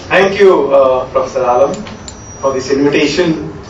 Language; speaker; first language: English; non-native, local second language; Kannada